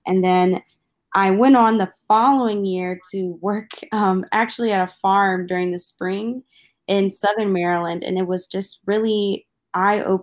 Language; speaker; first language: English; native; English